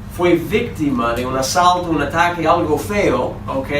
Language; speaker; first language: Spanish; non-native, fluent; English